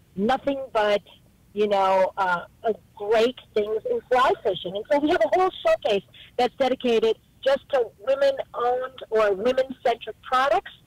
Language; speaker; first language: English; native; English